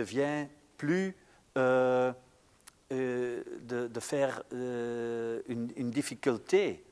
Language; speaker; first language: French; non-native, local second language; Dutch